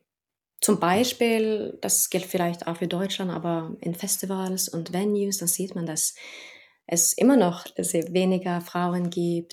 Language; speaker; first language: German; non-native, fluent; Norwegian